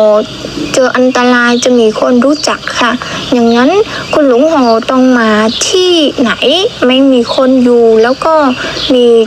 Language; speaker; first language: Thai; non-native, learner; Vietnamese